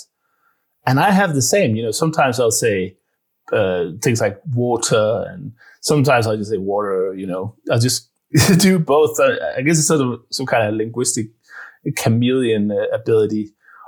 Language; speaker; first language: English; non-native, fluent; Danish